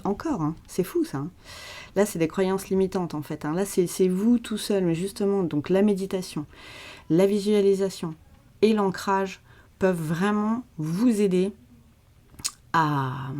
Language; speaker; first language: French; native; French